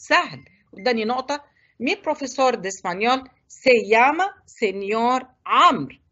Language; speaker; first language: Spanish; non-native, fluent; Arabic